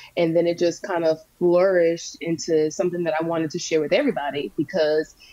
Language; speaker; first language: English; native; English